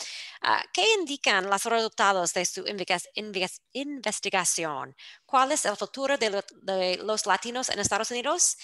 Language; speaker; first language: Spanish; non-native, fluent; English